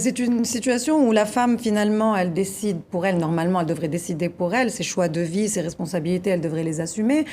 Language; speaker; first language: French; non-native, local second language; Arabic